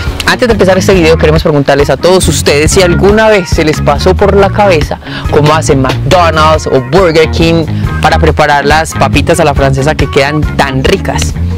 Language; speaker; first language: Spanish; native; Spanish